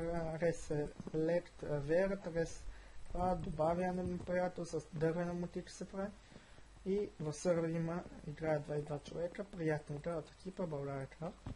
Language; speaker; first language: Bulgarian; native; Bulgarian